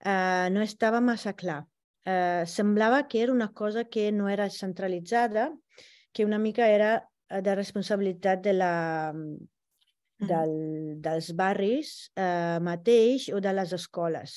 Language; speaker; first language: Catalan; non-native, fluent; Italian